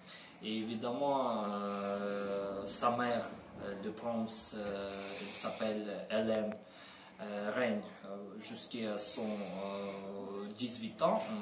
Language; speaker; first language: French; non-native, learner; Ukrainian